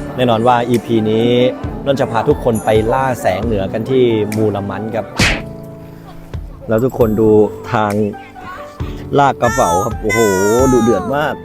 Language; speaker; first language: Thai; native; Thai